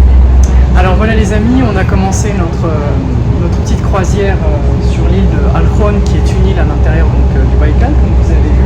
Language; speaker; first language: French; native; French